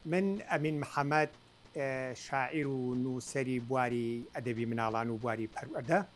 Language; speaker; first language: Central Kurdish; native; Central Kurdish